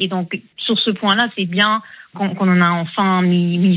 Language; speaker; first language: French; non-native, fluent; German